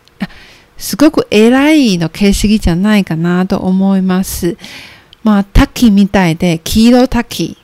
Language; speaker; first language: Japanese; non-native, fluent; Chinese